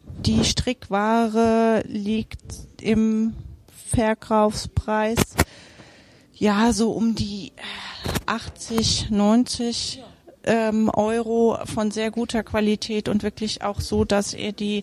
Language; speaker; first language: German; native; German